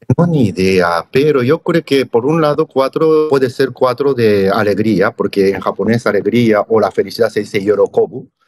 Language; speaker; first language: Spanish; non-native, fluent; Japanese